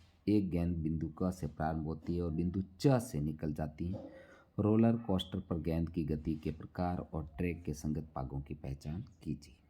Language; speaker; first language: Hindi; native; Hindi